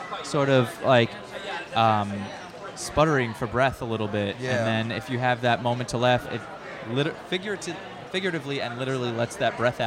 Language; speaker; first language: English; native; English